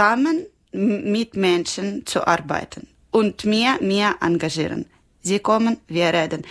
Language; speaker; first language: German; non-native, learner; Ukrainian